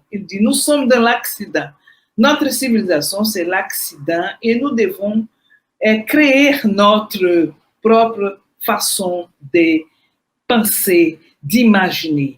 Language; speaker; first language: French; non-native, fluent; Portuguese